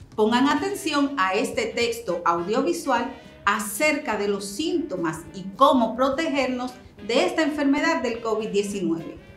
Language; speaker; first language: Spanish; native; Spanish